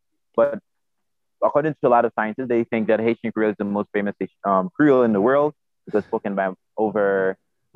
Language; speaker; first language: English; non-native, fluent; Haitian Creole